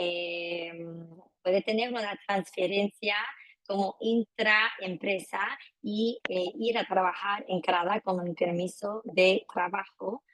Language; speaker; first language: Spanish; non-native, fluent; French